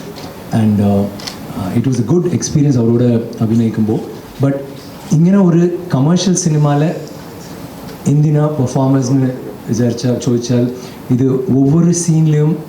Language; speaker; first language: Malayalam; non-native, learner; Tamil